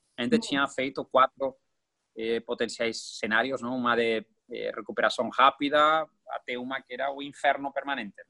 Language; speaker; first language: Portuguese; non-native, fluent; Spanish